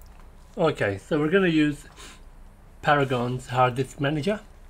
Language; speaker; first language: English; native; English